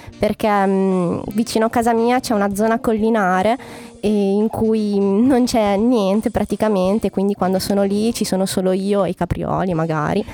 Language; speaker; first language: Italian; native; Italian